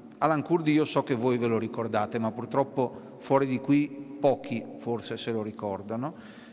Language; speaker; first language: Italian; native; Italian